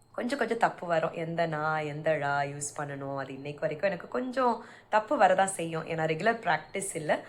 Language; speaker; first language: Tamil; early bilingual, heritage; Tamil